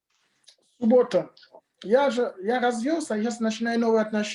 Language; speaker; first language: Russian; non-native, fluent; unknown